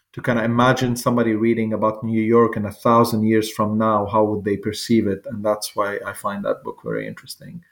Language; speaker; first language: English; non-native, fluent; Arabic